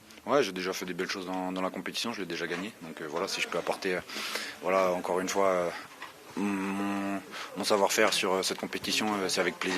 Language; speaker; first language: French; native; French